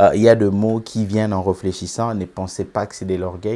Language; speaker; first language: French; non-native, local second language; Lingala